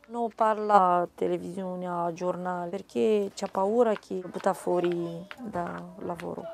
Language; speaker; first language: Italian; non-native, local second language; Romanian